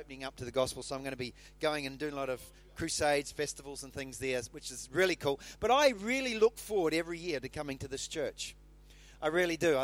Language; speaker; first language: English; native; English